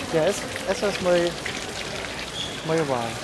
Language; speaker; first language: Spanish; non-native, learner; German